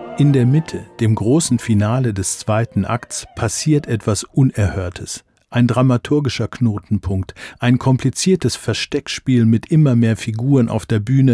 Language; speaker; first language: German; native; German